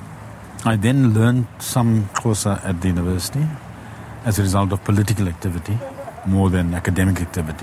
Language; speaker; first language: English; native; English